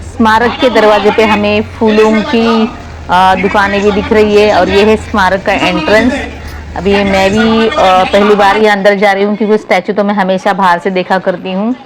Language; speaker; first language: Hindi; non-native, local second language; Marathi